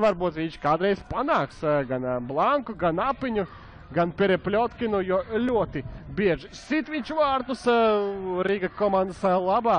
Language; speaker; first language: Latvian; native; Latvian